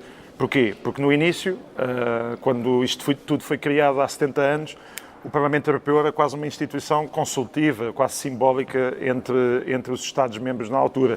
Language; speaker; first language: Portuguese; native; Portuguese